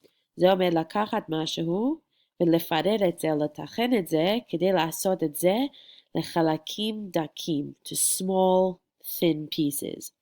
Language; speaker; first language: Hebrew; non-native, fluent; English